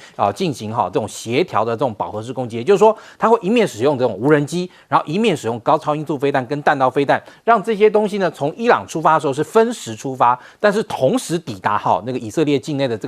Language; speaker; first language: Chinese; native; Chinese